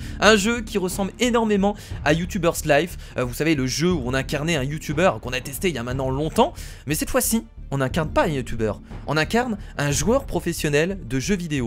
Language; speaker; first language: French; native; French